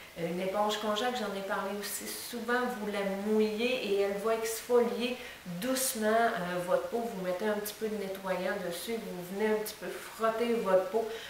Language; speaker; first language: French; native; French